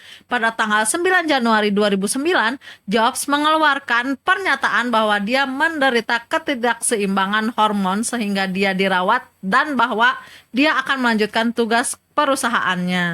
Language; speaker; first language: Indonesian; native; Indonesian